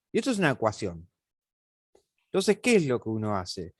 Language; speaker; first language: Spanish; native; Spanish